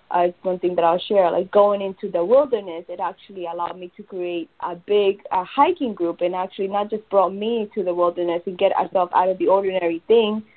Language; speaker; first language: English; early bilingual, other home language; Spanish